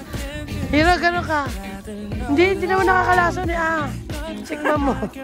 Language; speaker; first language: Filipino; native; Filipino